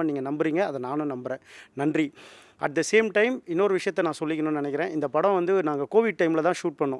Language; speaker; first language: Tamil; native; Tamil